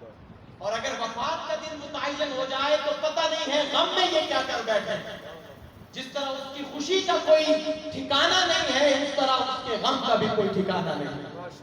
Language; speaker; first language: Urdu; native; Urdu